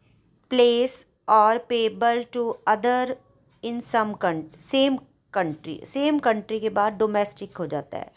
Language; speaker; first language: Hindi; non-native, local second language; Punjabi